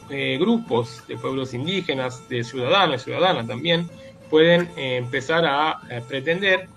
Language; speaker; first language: Spanish; native; Spanish